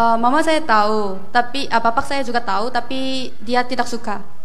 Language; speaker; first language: Indonesian; non-native, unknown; Korean